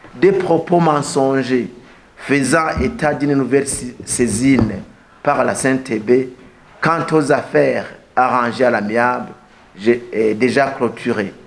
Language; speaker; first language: French; non-native, local second language; Rundi